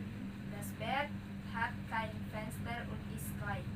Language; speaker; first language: German; non-native, learner; Indonesian